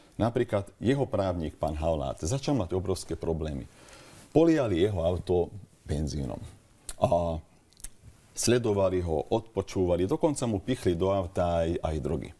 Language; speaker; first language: Slovak; non-native, local second language; Hungarian